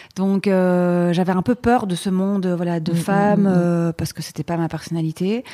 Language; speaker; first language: French; native; French